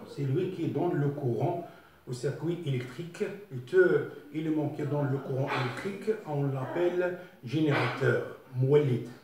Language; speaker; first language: French; non-native, local second language; Arabic